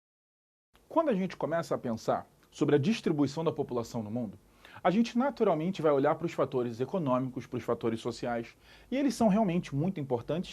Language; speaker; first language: Portuguese; native; Portuguese